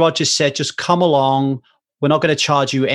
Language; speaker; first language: English; native; English